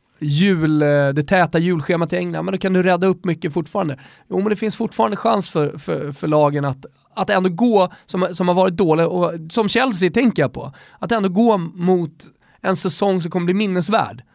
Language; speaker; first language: Swedish; native; Swedish